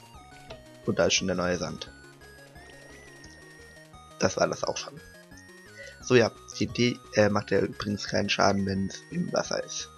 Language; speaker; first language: German; native; German